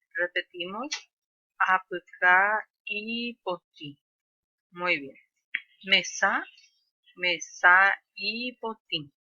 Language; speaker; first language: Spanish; non-native, local second language; Guarani